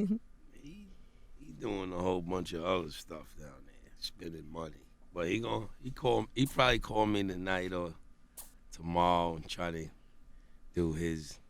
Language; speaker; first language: English; native; English